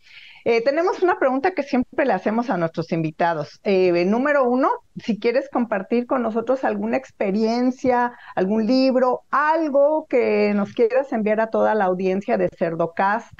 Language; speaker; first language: Spanish; native; Spanish